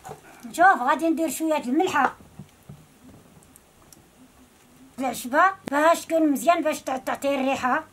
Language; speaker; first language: Arabic; non-native, local second language; Central Atlas Tamazight